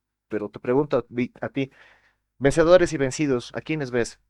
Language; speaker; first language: Spanish; native; Spanish